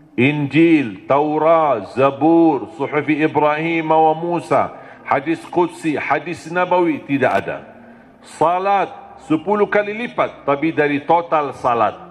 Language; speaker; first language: Malay; non-native, fluent; Arabic